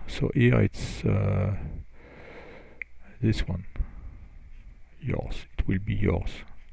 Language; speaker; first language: English; non-native, fluent; French